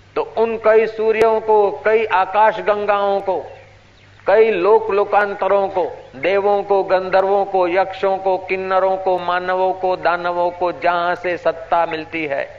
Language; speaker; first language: Hindi; non-native, local second language; Sindhi